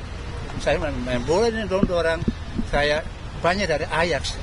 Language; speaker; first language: Indonesian; early bilingual, heritage; Dutch